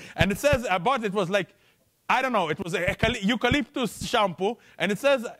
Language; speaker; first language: English; non-native, fluent; Hebrew